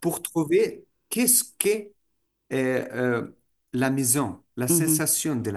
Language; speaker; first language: French; non-native, fluent; Russian